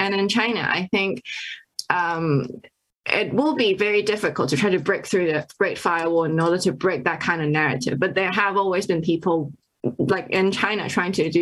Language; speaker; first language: English; non-native, local second language; Cantonese